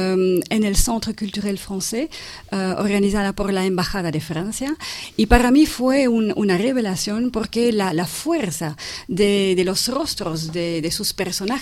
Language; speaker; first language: Spanish; non-native, fluent; French